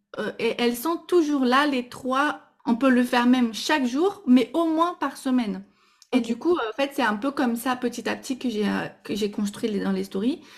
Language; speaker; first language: French; non-native, fluent; Portuguese